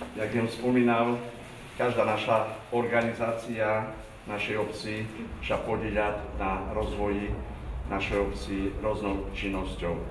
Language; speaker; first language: Slovak; non-native, local second language; Rusyn